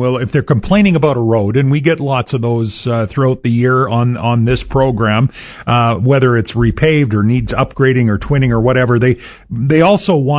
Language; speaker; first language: English; native; English